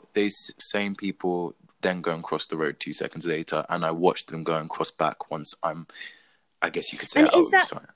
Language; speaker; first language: English; native; English